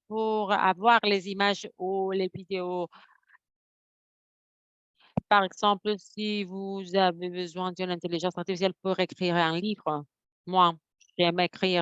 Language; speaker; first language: French; non-native, fluent; Spanish